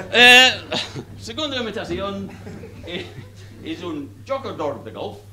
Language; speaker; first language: Spanish; non-native, learner; English